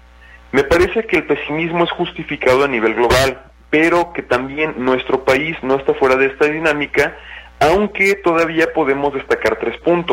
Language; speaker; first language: Spanish; native; Spanish